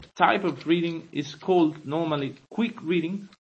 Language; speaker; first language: English; non-native, fluent; Spanish